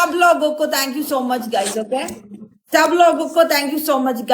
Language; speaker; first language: Hindi; non-native, learner; Malayalam